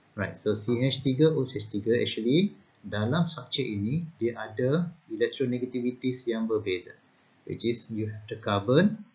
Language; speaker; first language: English; non-native, local second language; Malay